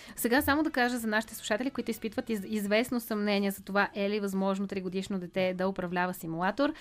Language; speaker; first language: Bulgarian; native; Bulgarian